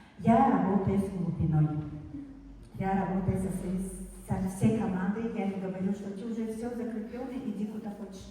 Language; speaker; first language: Russian; non-native, fluent; Tajik